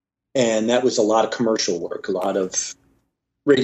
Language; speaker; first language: English; native; English